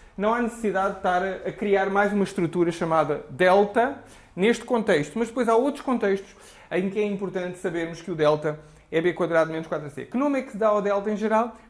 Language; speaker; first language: Portuguese; native; Portuguese